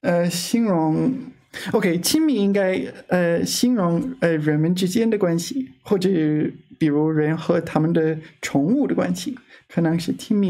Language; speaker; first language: Chinese; non-native, fluent; English